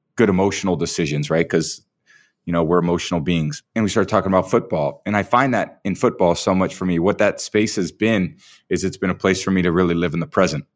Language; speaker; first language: English; native; English